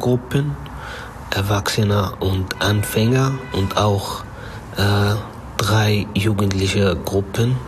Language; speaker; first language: German; non-native, learner; Arabic